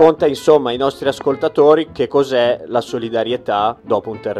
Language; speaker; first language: Italian; native; Italian